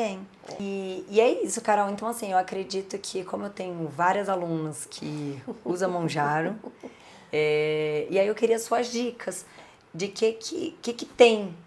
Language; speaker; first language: Portuguese; native; Portuguese